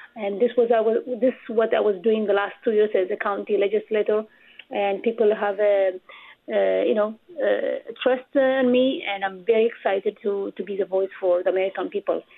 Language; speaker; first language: English; non-native, fluent; Amharic